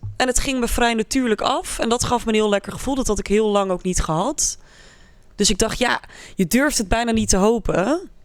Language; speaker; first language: Dutch; native; Dutch